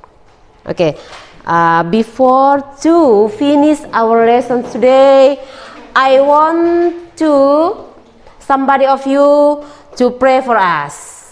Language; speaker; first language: English; non-native, learner; Indonesian